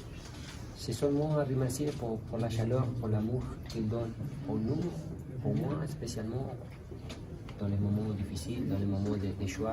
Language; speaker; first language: French; non-native, learner; Spanish